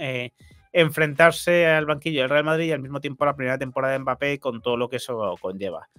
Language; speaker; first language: Spanish; native; Spanish